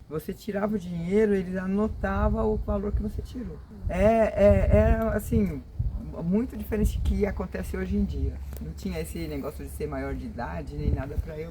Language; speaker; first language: Portuguese; native; Portuguese